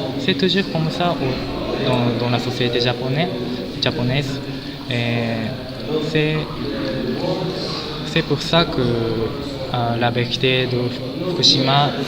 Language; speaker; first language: French; non-native, fluent; Japanese